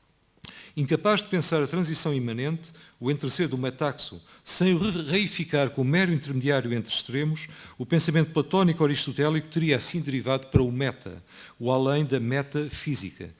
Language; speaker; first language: Portuguese; native; Portuguese